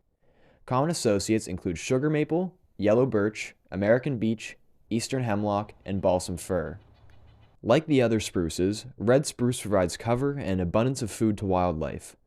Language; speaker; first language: English; native; English